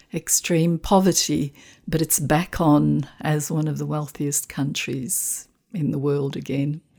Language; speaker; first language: English; non-native, fluent; Macedonian